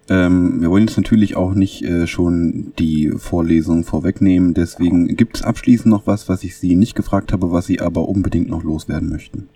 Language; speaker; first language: German; native; German